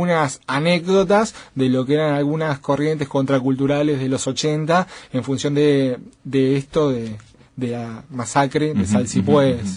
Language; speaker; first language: Spanish; native; Spanish